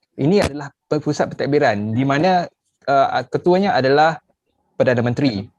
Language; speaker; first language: Malay; native; Malay